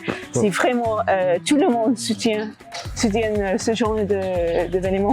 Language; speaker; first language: French; non-native, fluent; English